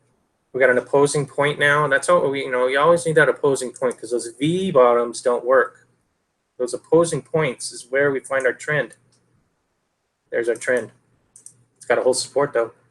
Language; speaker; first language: English; native; English